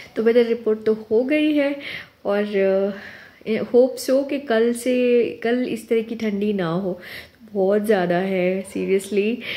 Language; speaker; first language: Hindi; non-native, local second language; Urdu